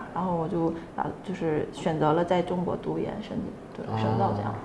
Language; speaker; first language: Chinese; non-native, fluent; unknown